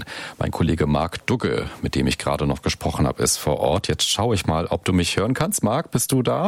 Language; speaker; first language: German; native; German